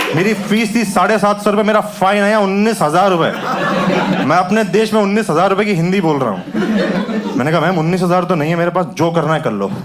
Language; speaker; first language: Hindi; native; Hindi